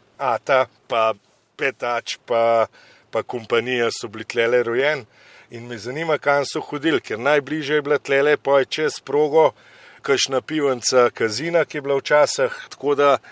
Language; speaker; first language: Slovenian; native; Slovenian